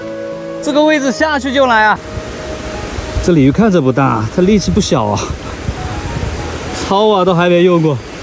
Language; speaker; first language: Chinese; native; Chinese